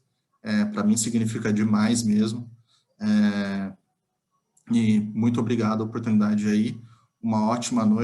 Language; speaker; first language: Portuguese; native; Portuguese